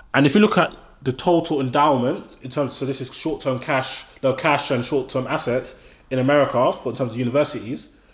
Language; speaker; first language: English; native; English